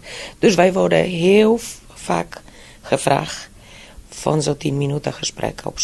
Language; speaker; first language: Dutch; non-native, fluent; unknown